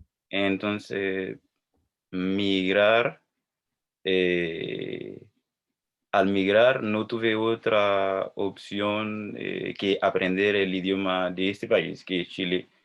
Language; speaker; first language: Spanish; non-native, fluent; Haitian Creole